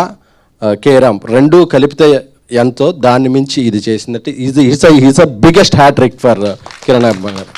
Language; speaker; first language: Telugu; native; Telugu